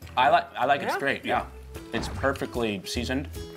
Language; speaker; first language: English; native; English